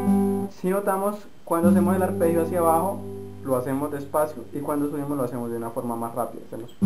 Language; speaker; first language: Spanish; native; Spanish